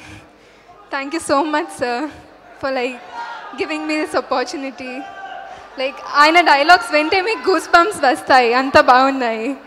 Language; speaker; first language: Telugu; non-native, learner; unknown